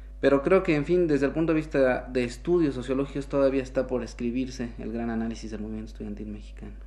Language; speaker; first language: Spanish; native; Spanish